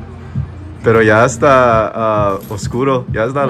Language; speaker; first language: Spanish; non-native, learner; English